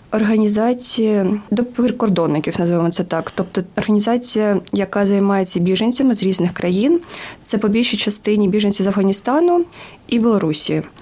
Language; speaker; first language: Ukrainian; native; Ukrainian